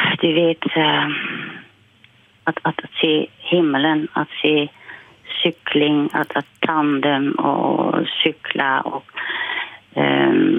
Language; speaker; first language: Swedish; non-native, fluent; Dutch